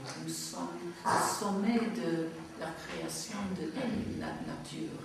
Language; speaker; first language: French; non-native, fluent; English